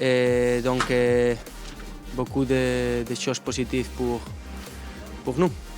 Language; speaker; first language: French; non-native, learner; Spanish